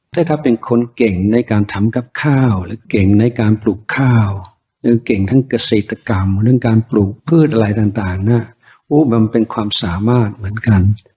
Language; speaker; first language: Thai; non-native, fluent; English